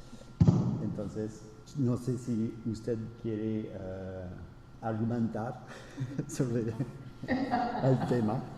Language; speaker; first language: Spanish; non-native, fluent; French